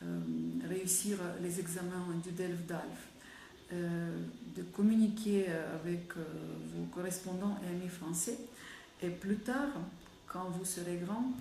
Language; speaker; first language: French; non-native, fluent; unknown